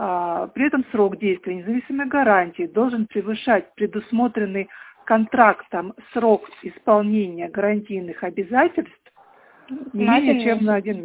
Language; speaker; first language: Russian; native; Russian